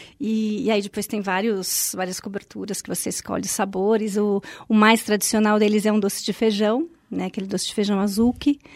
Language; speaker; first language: Portuguese; native; Portuguese